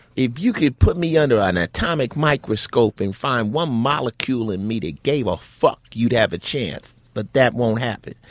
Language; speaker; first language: English; native; English